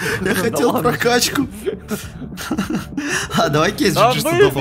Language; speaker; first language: Russian; native; Russian